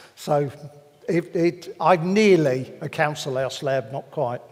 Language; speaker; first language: English; native; English